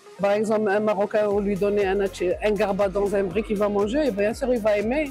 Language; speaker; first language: French; non-native, local second language; Arabic